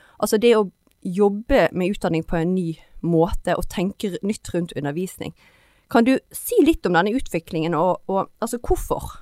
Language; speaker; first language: Norwegian; native; Norwegian